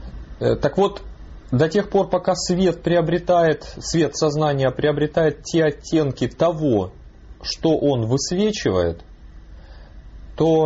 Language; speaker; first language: Russian; native; Russian